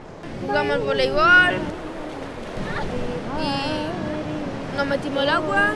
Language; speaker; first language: Spanish; early bilingual, other home language; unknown